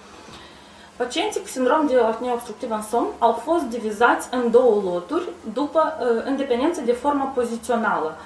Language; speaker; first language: Romanian; native; Romanian